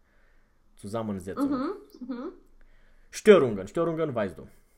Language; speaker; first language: German; non-native, fluent; Romanian